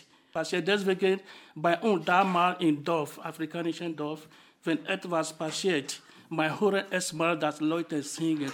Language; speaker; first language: German; non-native, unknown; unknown